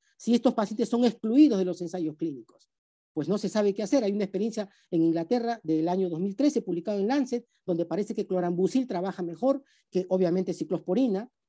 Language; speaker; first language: Spanish; native; Spanish